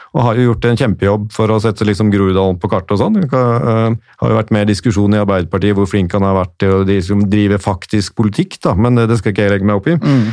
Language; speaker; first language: Norwegian; native; Norwegian